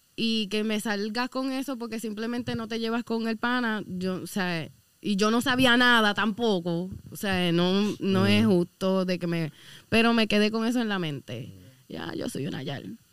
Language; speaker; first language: Spanish; native; Spanish